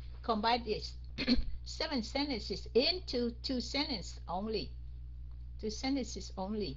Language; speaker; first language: English; non-native, fluent; Vietnamese